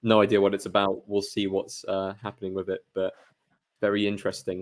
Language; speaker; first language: English; native; English